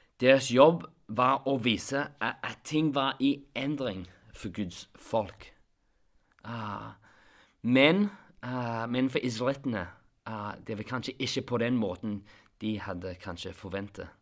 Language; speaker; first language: Norwegian; non-native, fluent; English